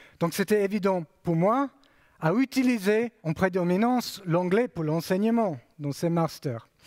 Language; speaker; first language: French; non-native, fluent; English